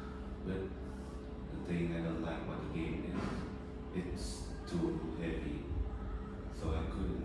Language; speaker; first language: English; non-native, learner; Vietnamese